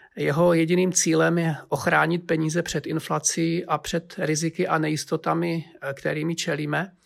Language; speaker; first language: Czech; native; Czech